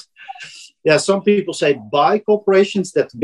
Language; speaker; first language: English; non-native, fluent; Dutch